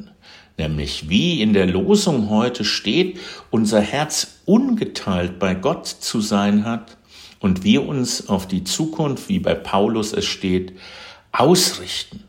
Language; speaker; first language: German; native; German